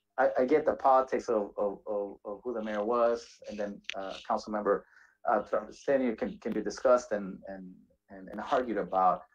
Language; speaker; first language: English; native; English